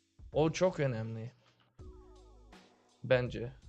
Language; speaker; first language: Turkish; early bilingual, heritage; Turkish